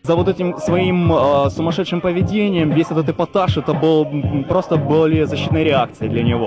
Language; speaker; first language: Russian; native; Russian